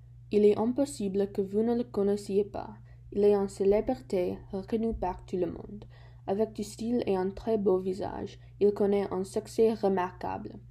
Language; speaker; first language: French; non-native, learner; English